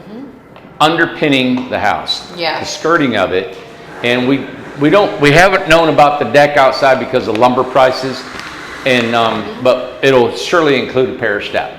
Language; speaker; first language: English; native; English